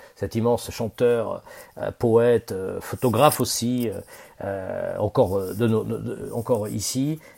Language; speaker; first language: French; native; French